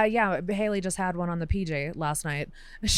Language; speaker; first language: English; native; English